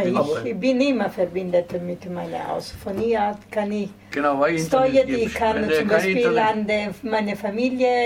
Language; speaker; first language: German; non-native, learner; Italian